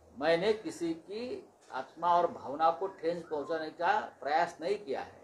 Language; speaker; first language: Hindi; non-native, local second language; Marathi